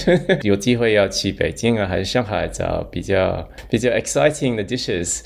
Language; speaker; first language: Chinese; early bilingual, heritage; English